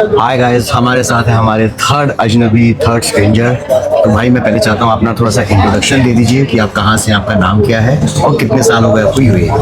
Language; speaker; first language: Hindi; native; Hindi